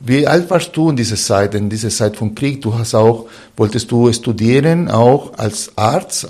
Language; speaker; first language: German; non-native, fluent; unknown